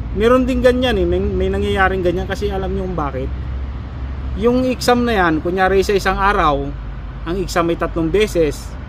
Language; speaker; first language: Filipino; native; Filipino